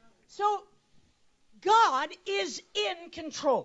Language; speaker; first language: English; native; English